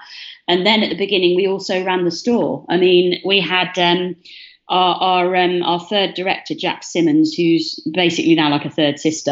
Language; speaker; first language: English; native; English